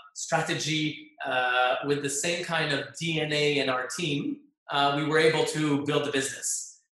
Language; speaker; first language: English; non-native, fluent; French